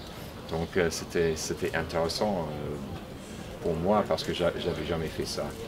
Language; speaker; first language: French; non-native, fluent; English